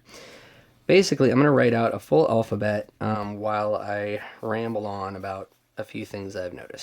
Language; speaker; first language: English; native; English